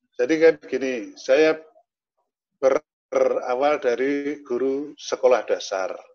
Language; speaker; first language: Indonesian; non-native, local second language; Javanese